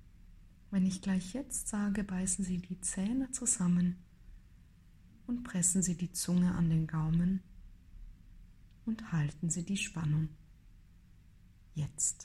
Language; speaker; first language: German; native; German